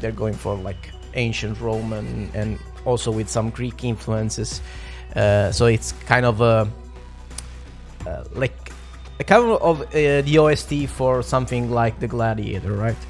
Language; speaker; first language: English; non-native, fluent; Italian